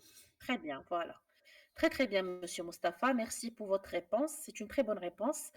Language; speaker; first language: French; non-native, local second language; Arabic